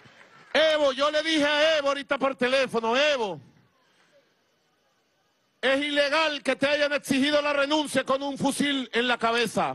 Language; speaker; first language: Spanish; native; Spanish